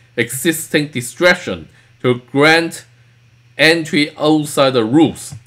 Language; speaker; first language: English; non-native, local second language; Cantonese